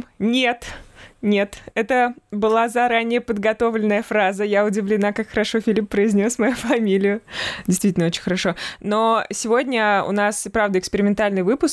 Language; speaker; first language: Russian; native; Russian